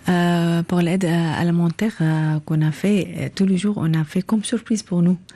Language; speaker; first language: French; non-native, learner; Arabic